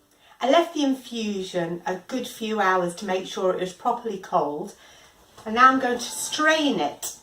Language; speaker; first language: English; native; English